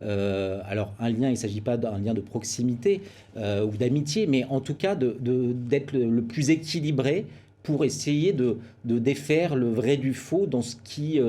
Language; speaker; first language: French; native; French